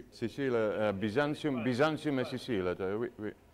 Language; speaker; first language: French; non-native, fluent; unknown